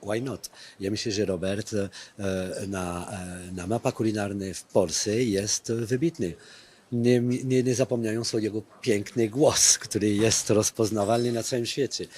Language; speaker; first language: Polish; non-native, fluent; French